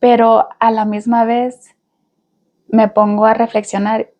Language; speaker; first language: Spanish; early bilingual, heritage; Spanish